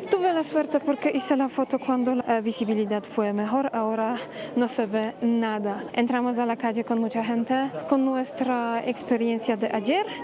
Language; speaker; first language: Spanish; non-native, fluent; Polish